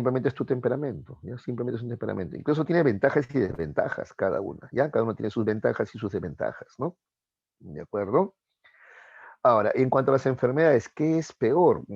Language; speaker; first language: Spanish; native; Spanish